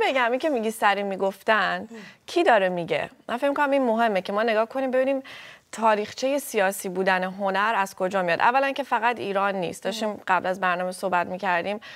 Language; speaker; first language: Persian; native; Persian